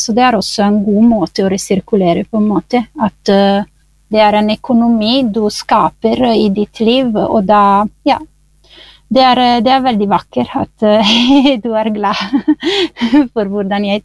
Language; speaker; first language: Norwegian; non-native, fluent; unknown